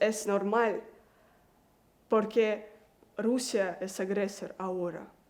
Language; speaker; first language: Spanish; non-native, learner; Russian